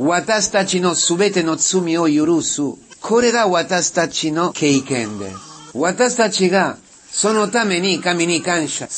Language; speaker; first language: Japanese; non-native, fluent; Italian